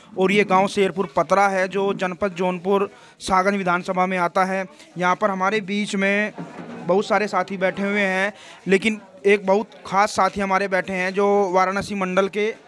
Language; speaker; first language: Hindi; native; Hindi